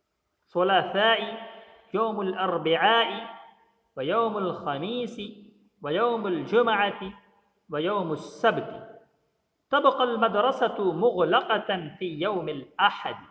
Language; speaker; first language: Arabic; non-native, fluent; Urdu